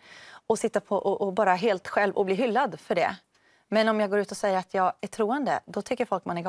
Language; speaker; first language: Swedish; native; Swedish